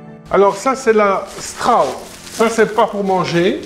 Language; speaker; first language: French; native; French